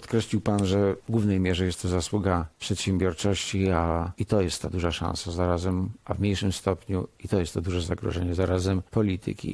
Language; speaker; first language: Polish; native; Polish